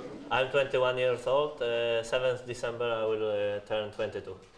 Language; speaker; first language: English; non-native, fluent; Polish